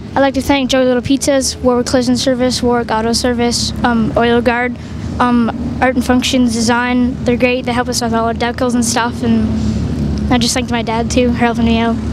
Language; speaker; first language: English; native; English